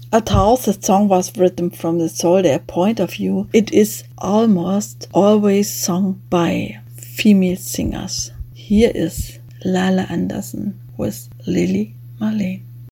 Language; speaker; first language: English; non-native, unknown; German